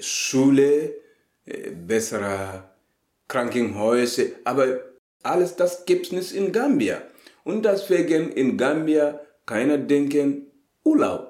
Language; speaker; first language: German; non-native, learner; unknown